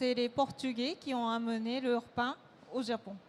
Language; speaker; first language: French; non-native, fluent; Japanese